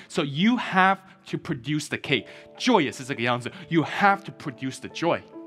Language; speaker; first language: English; early bilingual, other home language; Chinese